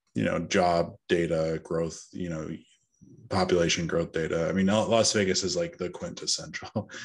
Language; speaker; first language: English; native; English